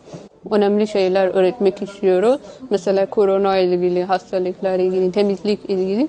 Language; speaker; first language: Turkish; non-native, fluent; Persian